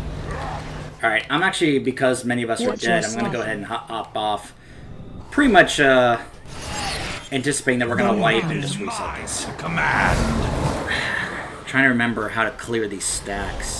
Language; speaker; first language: English; native; English